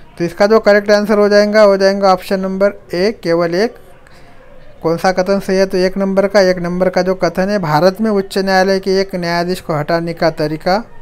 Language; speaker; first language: Hindi; non-native, local second language; Marathi